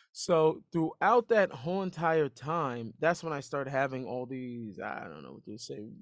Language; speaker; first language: English; native; English